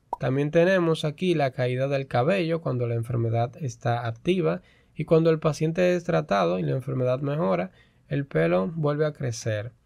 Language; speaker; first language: Spanish; native; Spanish